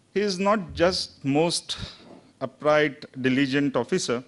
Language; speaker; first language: English; non-native, local second language; Marathi